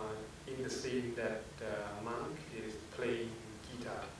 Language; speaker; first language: English; non-native, fluent; Thai